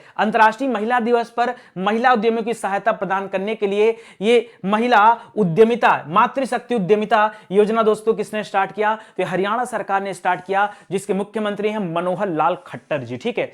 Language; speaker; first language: Hindi; native; Hindi